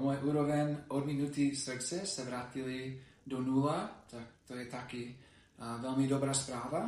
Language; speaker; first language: Czech; non-native, learner; English